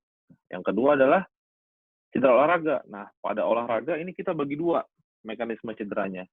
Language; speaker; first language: Indonesian; native; Indonesian